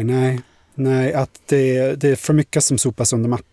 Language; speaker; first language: Swedish; non-native, fluent; English